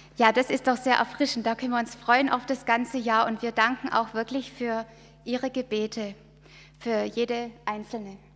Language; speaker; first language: German; native; German